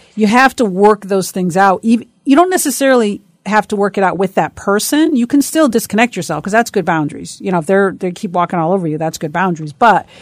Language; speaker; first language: English; native; English